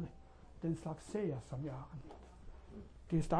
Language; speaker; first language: Danish; non-native, learner; Croatian